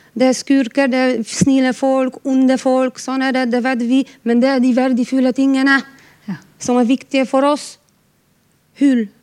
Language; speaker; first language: Norwegian; non-native, fluent; Polish